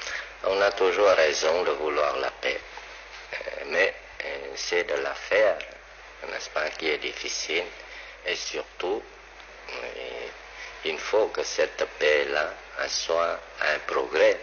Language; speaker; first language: French; non-native, local second language; Vietnamese